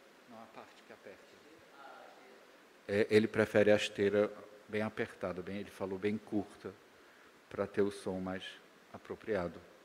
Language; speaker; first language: Portuguese; native; Portuguese